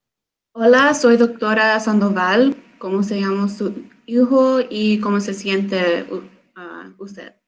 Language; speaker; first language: Spanish; non-native, learner; English